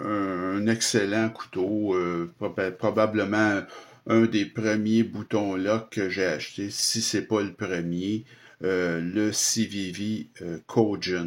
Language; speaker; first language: French; native; French